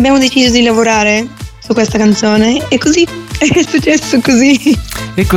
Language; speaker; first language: Italian; non-native, fluent; Bulgarian